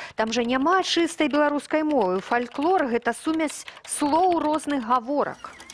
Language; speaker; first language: Belarusian; native; Belarusian